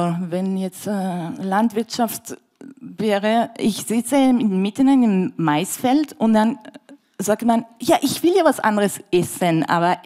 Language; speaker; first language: German; non-native, fluent; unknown